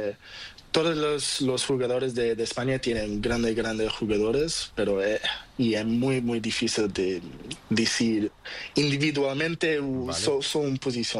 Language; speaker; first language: Spanish; non-native, learner; Portuguese